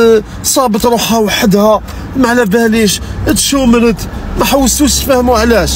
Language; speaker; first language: Arabic; native; Arabic